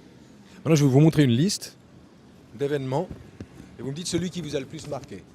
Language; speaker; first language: French; native; French